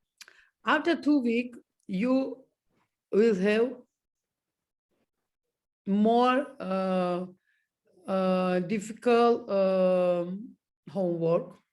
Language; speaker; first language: English; non-native, learner; Georgian